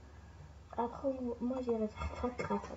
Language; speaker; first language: French; native; French